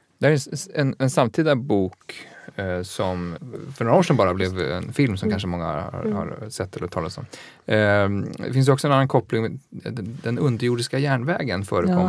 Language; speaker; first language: Swedish; native; Swedish